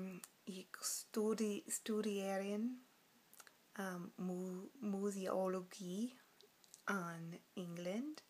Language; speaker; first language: German; non-native, learner; English